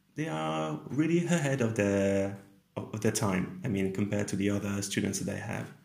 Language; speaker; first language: English; non-native, fluent; French